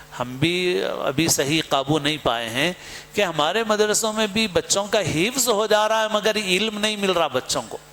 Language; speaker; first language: Urdu; native; Urdu